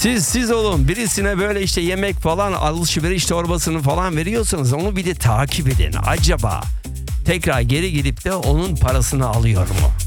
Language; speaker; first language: Turkish; native; Turkish